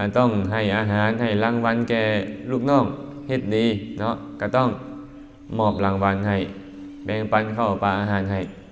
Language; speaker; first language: Thai; non-native, local second language; Northeastern Thai